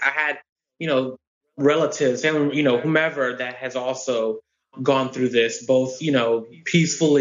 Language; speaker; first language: English; native; English